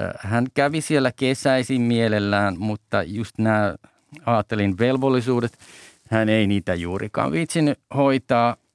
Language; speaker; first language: Finnish; native; Finnish